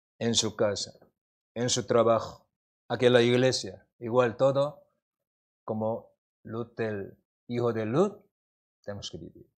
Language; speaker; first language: Spanish; non-native, learner; Korean